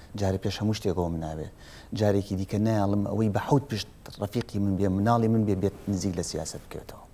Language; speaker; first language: Central Kurdish; native; Central Kurdish